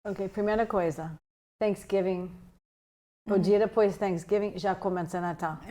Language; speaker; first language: Portuguese; non-native, fluent; English